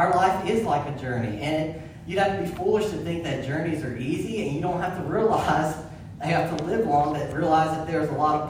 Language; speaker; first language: English; native; English